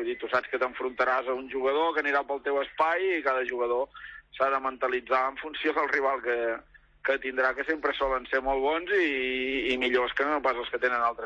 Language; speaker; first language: Catalan; native; Catalan